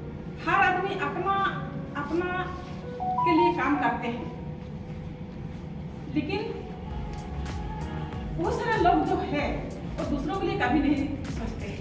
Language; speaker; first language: Hindi; non-native, local second language; Santali